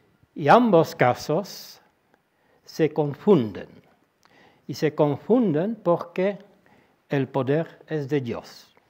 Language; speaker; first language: Spanish; non-native, fluent; Dutch